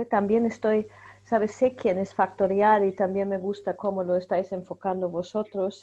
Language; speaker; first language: Spanish; non-native, fluent; German